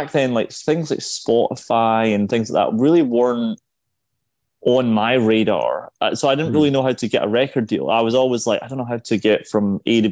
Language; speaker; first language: English; native; English